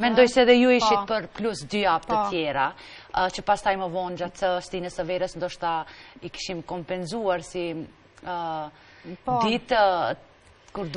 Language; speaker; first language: Albanian; native; Albanian